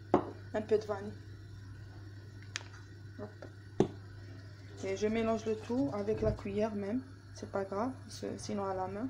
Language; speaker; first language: French; non-native, learner; Arabic